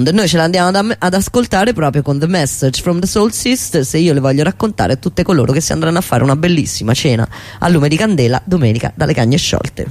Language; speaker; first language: Italian; native; Italian